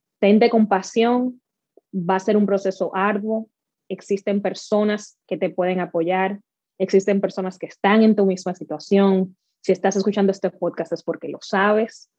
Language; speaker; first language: Spanish; native; Spanish